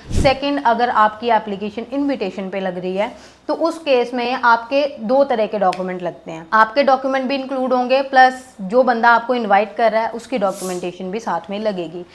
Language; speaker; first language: Hindi; non-native, local second language; Punjabi